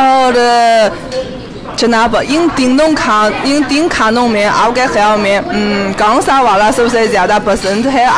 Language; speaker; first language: Hindi; non-native, fluent; Chinese